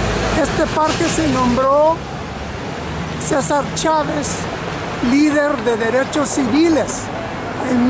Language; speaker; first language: Spanish; early bilingual, other home language; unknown